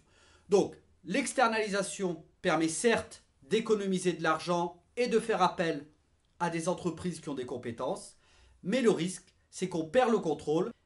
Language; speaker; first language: French; native; French